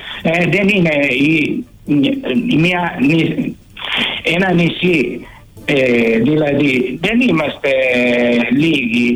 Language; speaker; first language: Greek; non-native, fluent; Italian